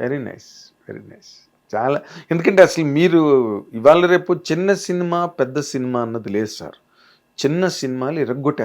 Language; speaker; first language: Telugu; native; Telugu